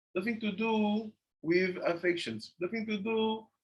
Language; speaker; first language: English; non-native, fluent; French